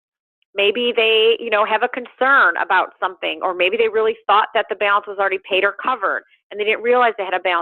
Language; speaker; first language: English; native; English